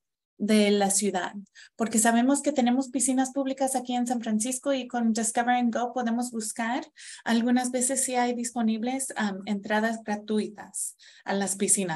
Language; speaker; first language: Spanish; non-native, fluent; English